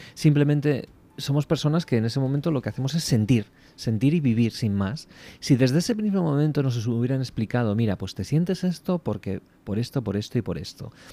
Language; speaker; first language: Spanish; native; Spanish